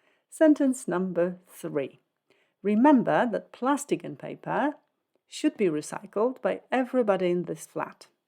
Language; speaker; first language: English; non-native, fluent; Polish